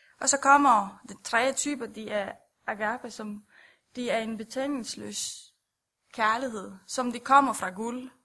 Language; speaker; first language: Danish; non-native, fluent; Romanian